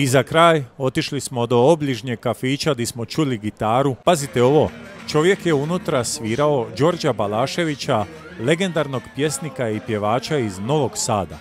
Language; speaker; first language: Croatian; native; Croatian